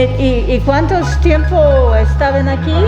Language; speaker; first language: Spanish; non-native, learner; English